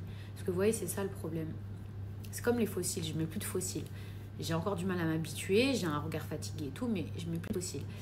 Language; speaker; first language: French; native; French